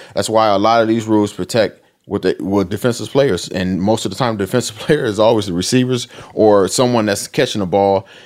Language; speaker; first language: English; native; English